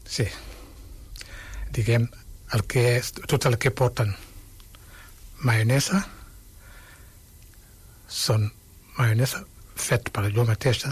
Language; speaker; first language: Catalan; non-native, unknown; Wolof